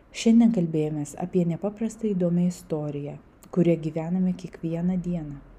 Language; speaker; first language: Lithuanian; non-native, local second language; Russian